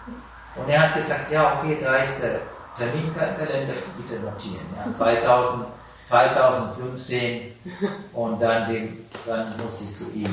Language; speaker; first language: German; non-native, learner; Sinhala